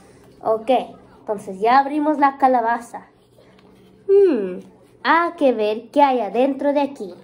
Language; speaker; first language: Spanish; early bilingual, heritage; Spanish